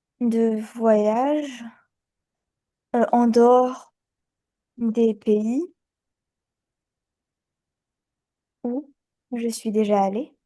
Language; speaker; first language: French; early bilingual, other home language; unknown